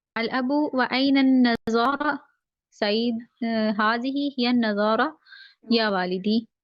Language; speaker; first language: Urdu; native; Urdu